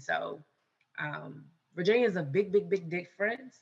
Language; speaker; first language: English; native; English